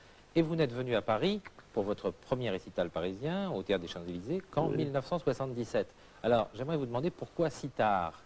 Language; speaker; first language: French; native; French